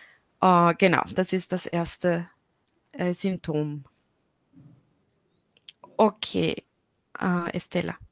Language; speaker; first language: German; non-native, fluent; Spanish